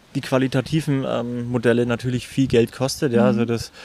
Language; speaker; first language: German; native; German